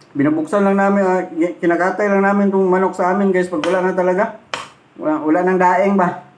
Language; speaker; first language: Filipino; non-native, local second language; Cebuano